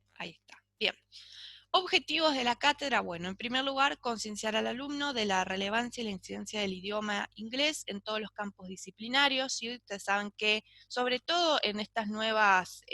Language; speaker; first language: Spanish; native; Spanish